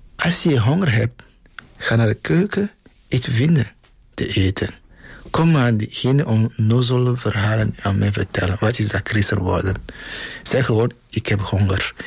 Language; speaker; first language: Dutch; non-native, fluent; Ewe